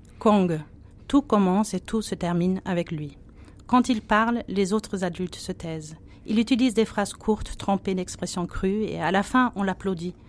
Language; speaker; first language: French; non-native, fluent; German